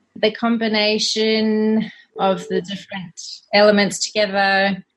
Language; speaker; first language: English; native; English